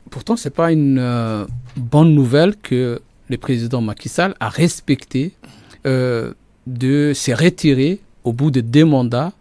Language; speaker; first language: French; non-native, local second language; Somali